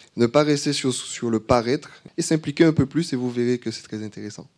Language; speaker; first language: French; native; French